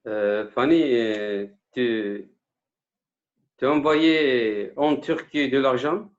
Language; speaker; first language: French; non-native, learner; Kurdish